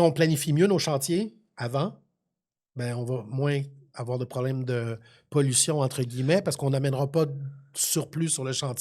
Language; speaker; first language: French; native; French